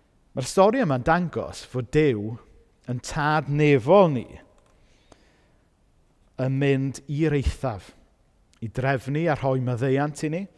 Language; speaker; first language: Welsh; native; Welsh